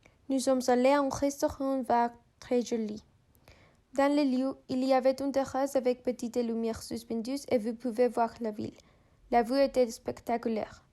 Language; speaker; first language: French; non-native, learner; Spanish